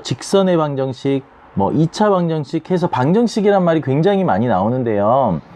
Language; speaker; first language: Korean; native; Korean